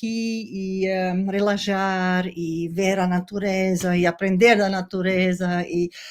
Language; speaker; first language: Portuguese; non-native, learner; Dutch